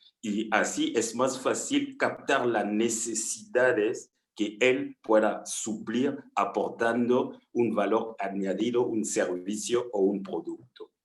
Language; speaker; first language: Spanish; non-native, fluent; French